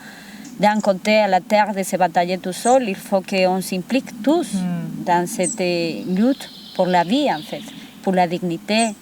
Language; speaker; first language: French; non-native, fluent; Spanish